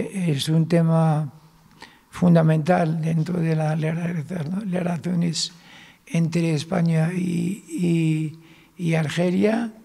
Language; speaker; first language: Spanish; non-native, fluent; Arabic